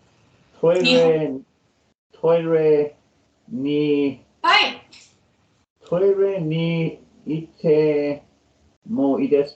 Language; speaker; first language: Japanese; non-native, learner; English